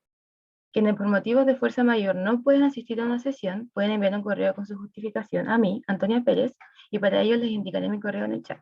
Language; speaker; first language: Spanish; native; Spanish